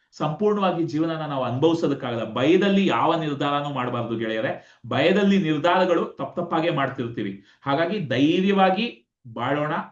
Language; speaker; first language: Kannada; native; Kannada